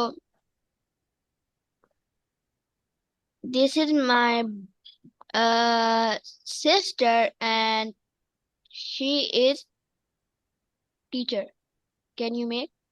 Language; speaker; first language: English; non-native, local second language; Urdu